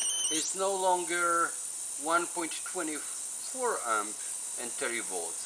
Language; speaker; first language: English; non-native, fluent; Polish